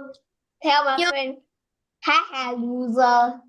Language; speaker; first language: English; non-native, learner; Vietnamese